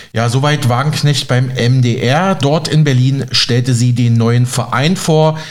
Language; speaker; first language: German; native; German